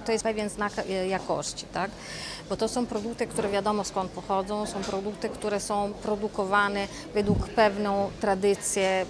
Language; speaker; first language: Polish; native; Polish